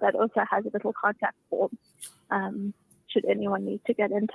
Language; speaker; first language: English; native; English